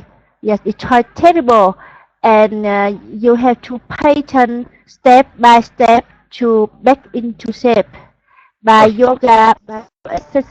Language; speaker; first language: English; non-native, learner; Vietnamese